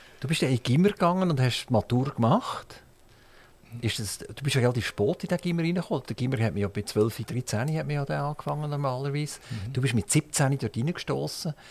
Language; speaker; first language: German; native; German